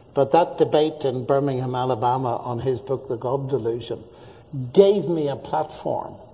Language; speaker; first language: English; native; English